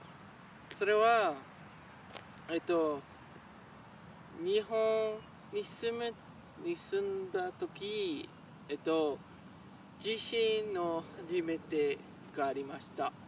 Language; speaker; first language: Japanese; non-native, learner; French